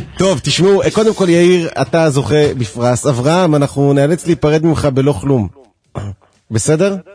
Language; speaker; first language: Hebrew; native; Hebrew